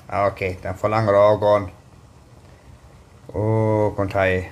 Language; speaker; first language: Thai; non-native, learner; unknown